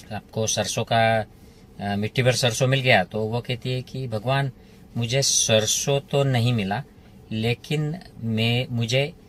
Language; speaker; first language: Hindi; non-native, local second language; Marathi